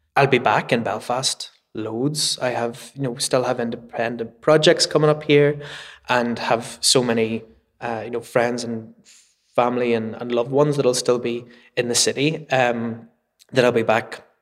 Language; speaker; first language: English; native; English